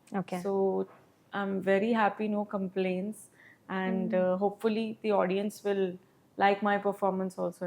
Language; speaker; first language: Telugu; non-native, local second language; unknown